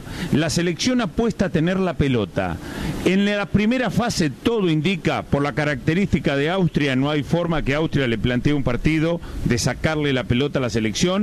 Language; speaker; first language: Spanish; native; Spanish